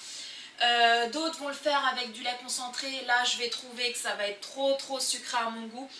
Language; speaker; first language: French; early bilingual, other home language; Portuguese